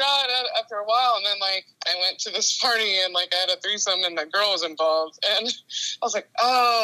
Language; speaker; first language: English; native; English